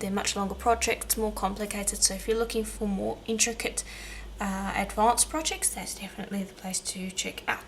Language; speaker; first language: English; native; English